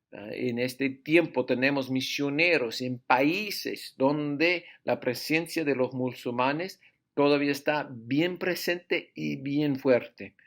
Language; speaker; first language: Spanish; non-native, fluent; English